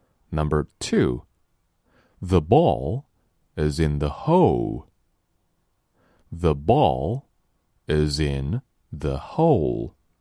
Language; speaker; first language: English; non-native, fluent; Chinese